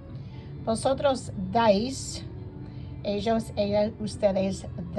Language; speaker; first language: Spanish; non-native, learner; English